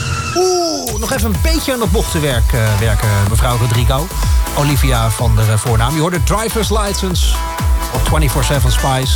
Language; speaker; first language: Dutch; native; Dutch